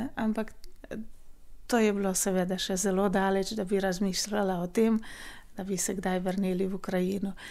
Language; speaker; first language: Slovenian; non-native, fluent; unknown